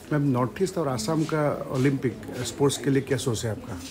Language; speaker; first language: Hindi; non-native, local second language; Assamese